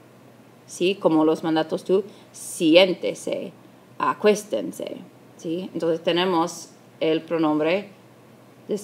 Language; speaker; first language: Spanish; non-native, fluent; English